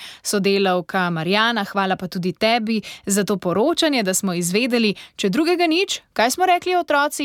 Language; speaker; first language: Slovenian; native; Slovenian